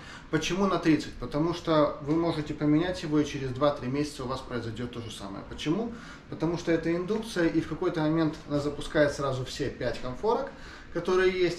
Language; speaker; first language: Russian; non-native, local second language; Ukrainian